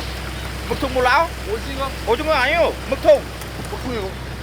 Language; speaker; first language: Korean; non-native, learner; Vietnamese